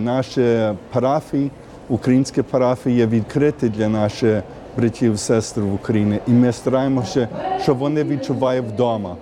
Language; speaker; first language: Ukrainian; early bilingual, heritage; Ukrainian